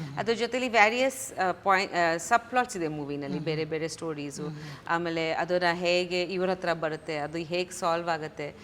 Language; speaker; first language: Kannada; non-native, fluent; Bangla